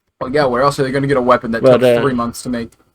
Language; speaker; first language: English; native; English